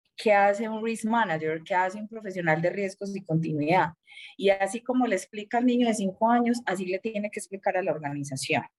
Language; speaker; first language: Spanish; native; Spanish